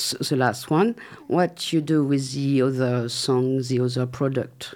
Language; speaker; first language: English; non-native, learner; French